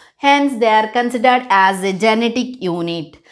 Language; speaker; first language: English; non-native, local second language; Telugu